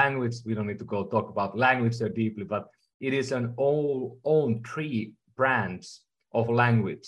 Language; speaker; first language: English; non-native, fluent; Finnish